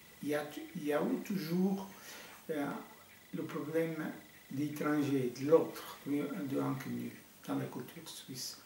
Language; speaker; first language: French; non-native, fluent; Portuguese